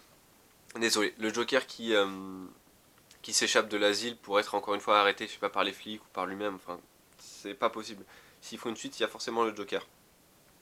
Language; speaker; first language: French; native; French